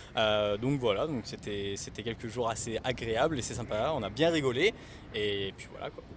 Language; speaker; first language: French; native; French